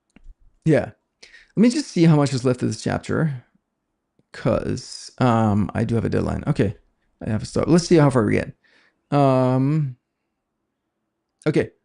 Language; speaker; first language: English; non-native, fluent; Danish